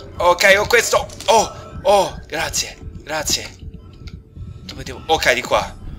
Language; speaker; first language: Italian; native; Italian